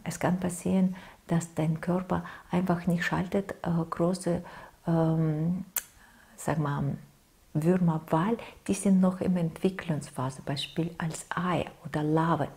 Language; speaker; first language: German; non-native, fluent; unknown